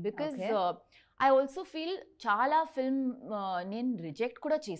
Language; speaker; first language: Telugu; non-native, learner; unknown